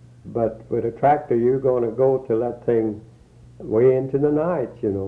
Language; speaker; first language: English; early bilingual, other home language; Swedish